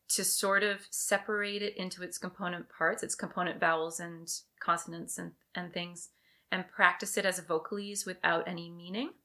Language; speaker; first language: English; early bilingual, other home language; French